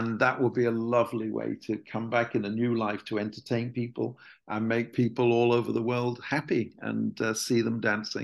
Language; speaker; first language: English; native; English